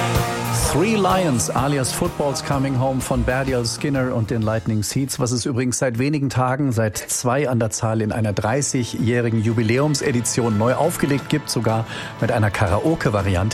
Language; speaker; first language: German; native; German